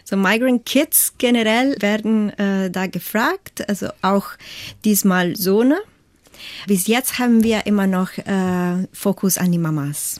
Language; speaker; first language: German; non-native, fluent; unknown